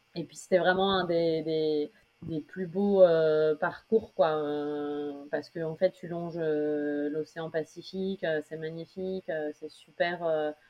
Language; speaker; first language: French; native; French